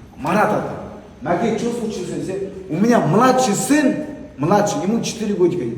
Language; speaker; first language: Russian; non-native, local second language; Kazakh